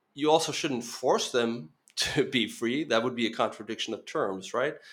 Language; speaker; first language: English; non-native, fluent; Norwegian